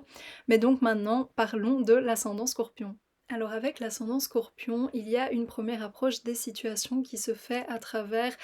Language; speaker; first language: French; native; French